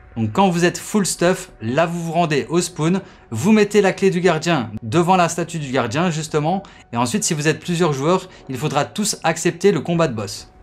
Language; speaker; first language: French; native; French